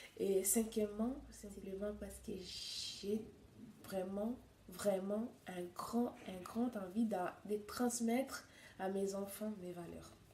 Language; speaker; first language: French; non-native, local second language; Swahili